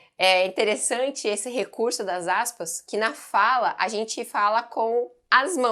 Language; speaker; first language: Portuguese; native; Portuguese